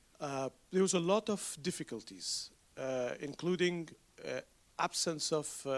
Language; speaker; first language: English; non-native, fluent; Persian